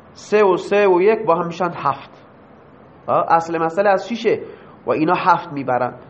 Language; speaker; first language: Persian; non-native, local second language; Baluchi